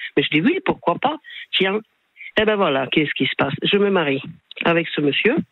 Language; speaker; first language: French; non-native, fluent; Slovak